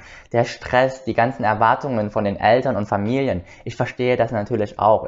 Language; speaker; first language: German; early bilingual, other home language; Vietnamese